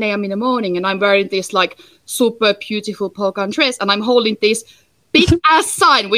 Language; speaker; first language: English; non-native, fluent; Finnish